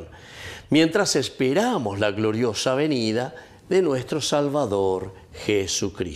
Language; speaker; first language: Spanish; native; Spanish